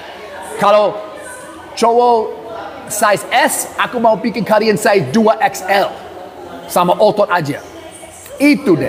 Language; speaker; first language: Indonesian; non-native, learner; English